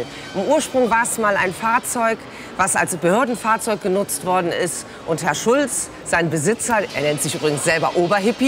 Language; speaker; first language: German; native; German